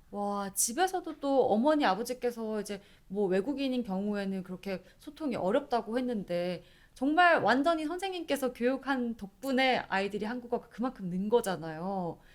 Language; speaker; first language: Korean; native; Korean